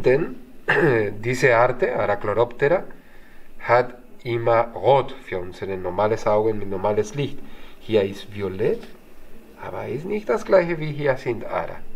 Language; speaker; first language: German; non-native, fluent; Spanish